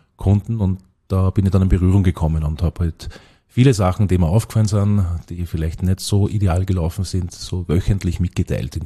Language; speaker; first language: German; native; German